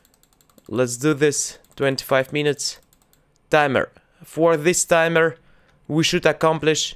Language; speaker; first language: English; non-native, learner; Russian